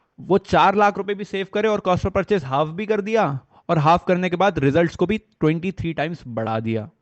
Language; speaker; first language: Hindi; native; Hindi